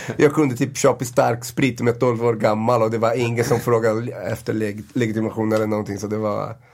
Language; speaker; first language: Swedish; non-native, fluent; Portuguese